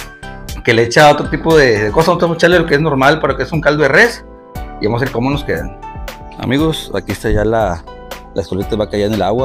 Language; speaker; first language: Spanish; native; Spanish